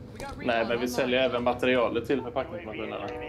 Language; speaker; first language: Swedish; native; Swedish